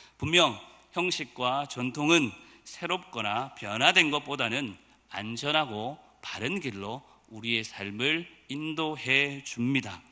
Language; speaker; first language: Korean; native; Korean